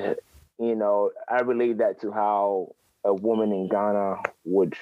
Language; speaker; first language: English; non-native, local second language; Akan